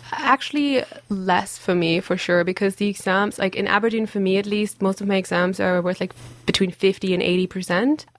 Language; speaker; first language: English; non-native, fluent; German